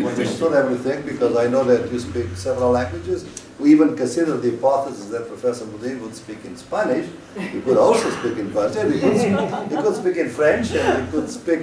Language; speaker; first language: English; non-native, fluent; Portuguese